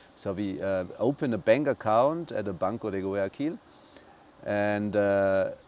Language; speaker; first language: English; non-native, fluent; German